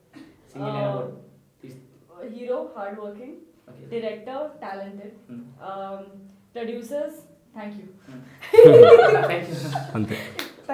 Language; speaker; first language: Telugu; non-native, learner; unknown